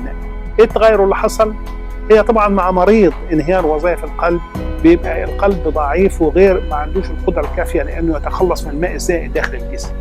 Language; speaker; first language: Arabic; native; Arabic